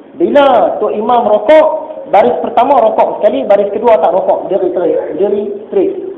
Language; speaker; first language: Malay; native; Malay